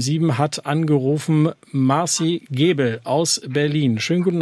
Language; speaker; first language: German; native; German